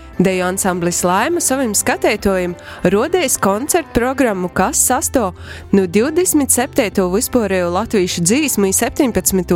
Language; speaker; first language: Latvian; native; Latvian